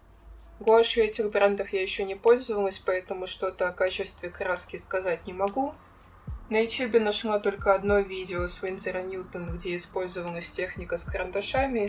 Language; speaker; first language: Russian; native; Russian